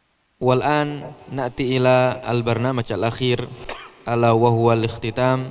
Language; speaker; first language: Arabic; non-native, fluent; Indonesian